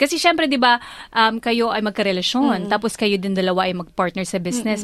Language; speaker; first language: Filipino; native; Filipino